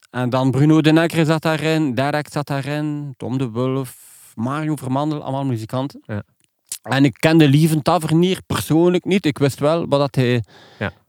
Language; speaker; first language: Dutch; non-native, local second language; French